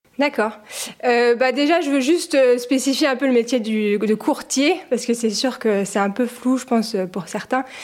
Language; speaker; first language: French; native; French